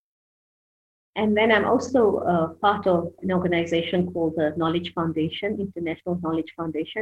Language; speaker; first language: English; native; English